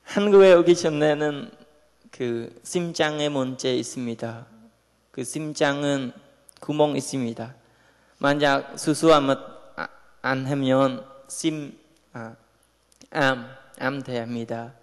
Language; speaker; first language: Korean; non-native, learner; Khmer